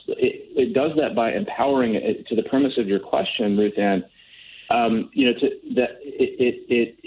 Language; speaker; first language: English; native; English